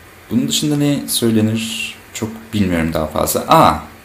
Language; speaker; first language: Turkish; native; Turkish